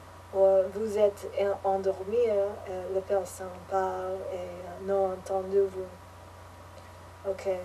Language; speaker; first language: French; non-native, learner; English